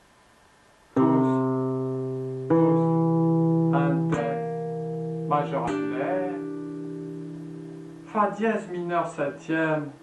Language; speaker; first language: French; native; French